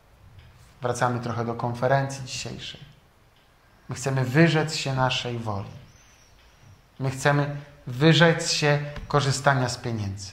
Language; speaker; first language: Polish; native; Polish